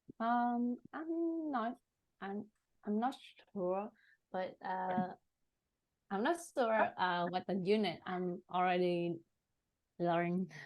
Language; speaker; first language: English; non-native, learner; Vietnamese